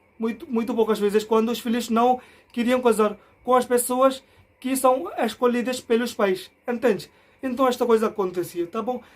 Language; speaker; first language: Portuguese; non-native, learner; Hindi